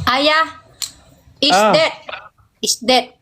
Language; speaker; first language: English; non-native, learner; Indonesian